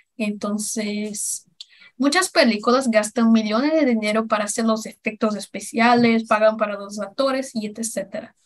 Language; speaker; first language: Spanish; non-native, learner; Portuguese